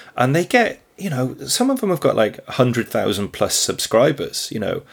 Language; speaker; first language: English; native; English